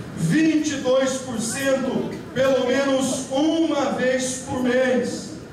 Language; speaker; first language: Portuguese; native; Portuguese